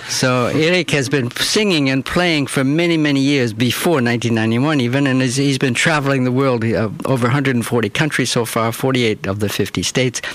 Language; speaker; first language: English; non-native, fluent; French